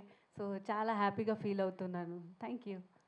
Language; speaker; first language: Telugu; non-native, fluent; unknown